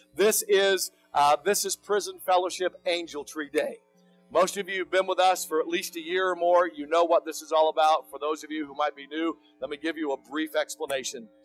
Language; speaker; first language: English; native; English